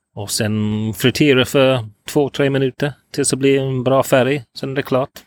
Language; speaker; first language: Swedish; non-native, fluent; English